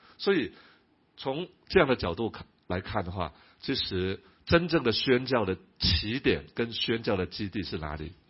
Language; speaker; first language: Chinese; non-native, local second language; Cantonese